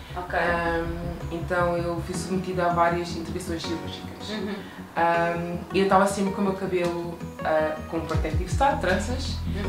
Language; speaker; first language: Portuguese; native; Portuguese